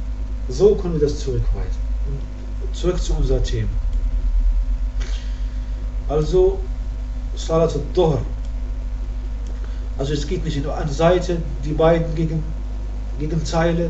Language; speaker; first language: German; non-native, learner; Arabic